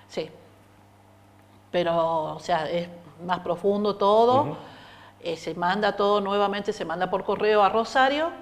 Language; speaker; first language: Spanish; native; Spanish